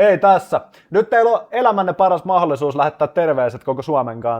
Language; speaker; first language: Finnish; native; Finnish